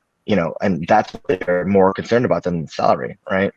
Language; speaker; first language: English; native; English